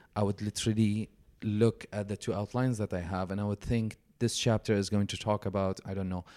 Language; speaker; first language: English; non-native, fluent; Arabic